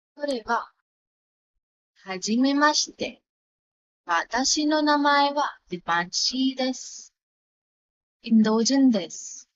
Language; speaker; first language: Japanese; non-native, fluent; Hindi